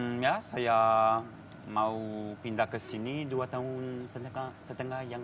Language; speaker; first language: Indonesian; non-native, learner; French